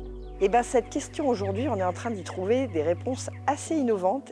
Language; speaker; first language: French; native; French